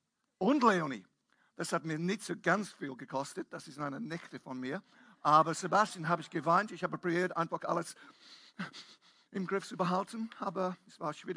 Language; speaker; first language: German; non-native, fluent; English